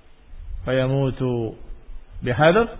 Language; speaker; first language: Arabic; non-native, fluent; Indonesian